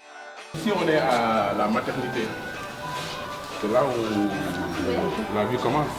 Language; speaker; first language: French; non-native, local second language; Wolof